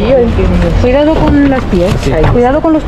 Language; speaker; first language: Spanish; native; Spanish